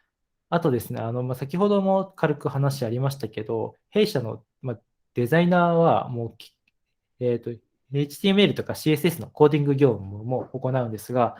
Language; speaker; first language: Japanese; native; Japanese